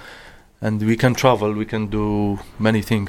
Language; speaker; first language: English; non-native, learner; Arabic